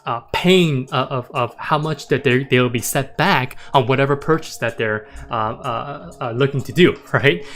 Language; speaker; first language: English; native; English